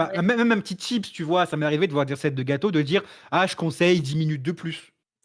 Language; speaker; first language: French; native; French